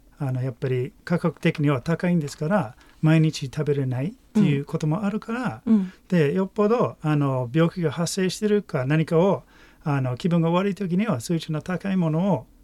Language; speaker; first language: Japanese; non-native, fluent; English